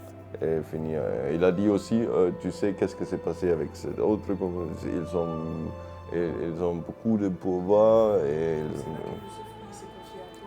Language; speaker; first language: French; non-native, fluent; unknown